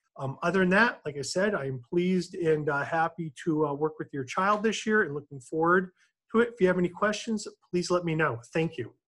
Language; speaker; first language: English; native; English